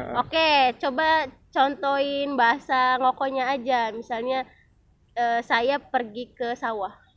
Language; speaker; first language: Indonesian; non-native, local second language; Javanese